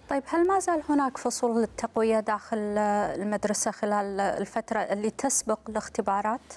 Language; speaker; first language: Arabic; native; Arabic